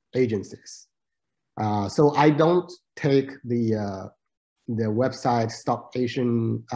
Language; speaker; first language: English; non-native, fluent; Chinese